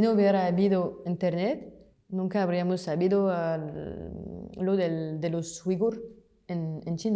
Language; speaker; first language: Spanish; non-native, fluent; French